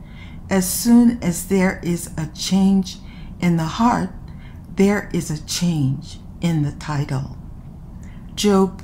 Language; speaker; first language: English; native; English